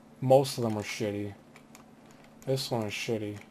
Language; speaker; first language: English; native; English